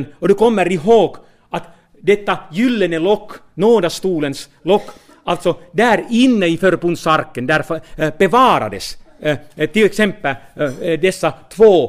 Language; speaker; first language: Swedish; non-native, fluent; Finnish